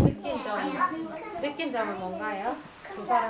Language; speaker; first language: Korean; native; Korean